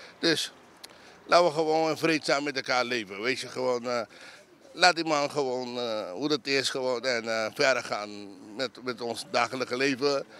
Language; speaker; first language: Dutch; non-native, local second language; Papiamento